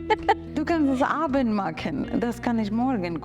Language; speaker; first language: German; non-native, learner; Bangla